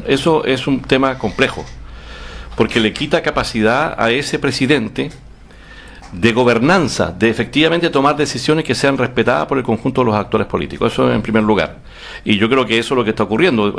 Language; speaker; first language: Spanish; native; Spanish